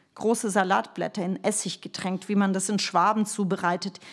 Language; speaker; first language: German; early bilingual, other home language; Russian